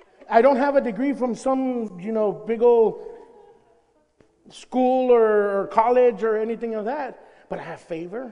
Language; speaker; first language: English; early bilingual, other home language; Spanish